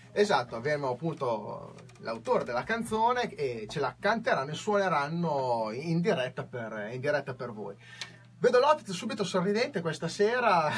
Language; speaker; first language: Italian; native; Italian